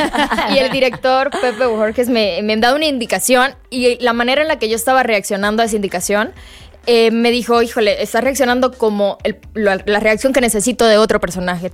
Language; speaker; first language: Spanish; native; Spanish